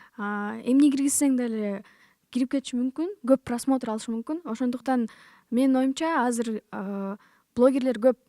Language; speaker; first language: Kyrgyz; native; Kyrgyz